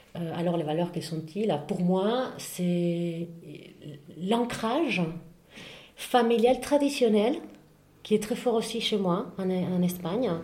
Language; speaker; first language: French; non-native, fluent; Spanish